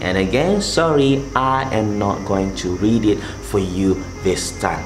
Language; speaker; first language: English; non-native, local second language; Malay